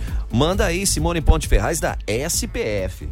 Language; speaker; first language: Portuguese; native; Portuguese